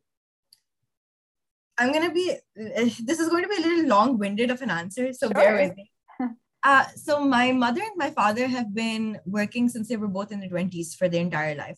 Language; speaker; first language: English; non-native, local second language; Urdu